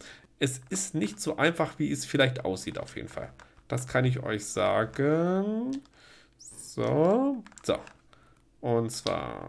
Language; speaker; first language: German; native; German